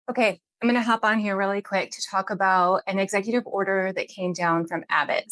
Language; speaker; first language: English; native; English